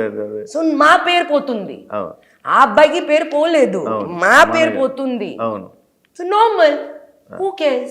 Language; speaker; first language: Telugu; non-native, local second language; Hindi